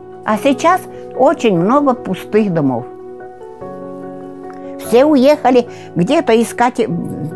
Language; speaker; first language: Russian; non-native, local second language; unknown